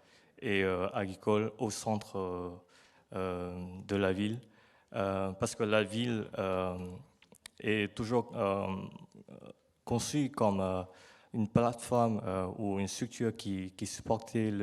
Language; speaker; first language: French; non-native, learner; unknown